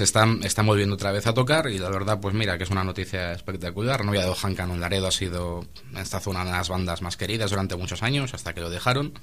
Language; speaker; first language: Spanish; native; Spanish